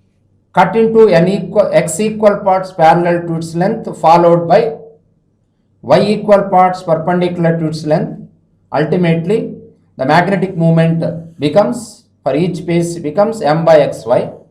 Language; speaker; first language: English; non-native, local second language; Telugu